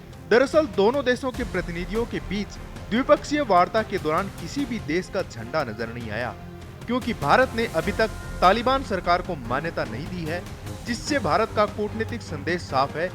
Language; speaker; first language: Hindi; native; Hindi